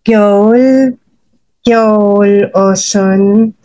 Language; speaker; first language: Korean; non-native, learner; Filipino